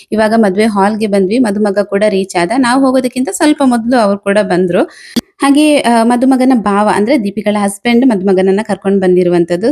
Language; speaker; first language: Kannada; non-native, local second language; Tulu